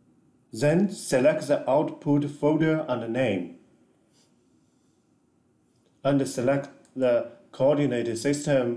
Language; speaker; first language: English; non-native, fluent; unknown